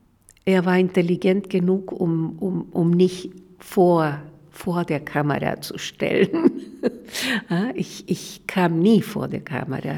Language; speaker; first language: German; non-native, fluent; Spanish